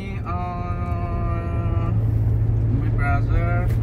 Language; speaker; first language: English; non-native, learner; Indonesian